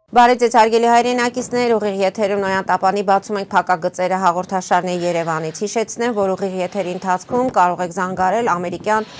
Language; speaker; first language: Armenian; native; Armenian